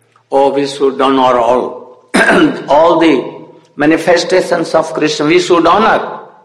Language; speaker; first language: English; non-native, local second language; Hindi